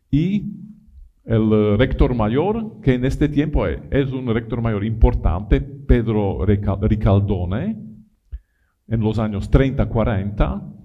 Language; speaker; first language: Spanish; non-native, fluent; Italian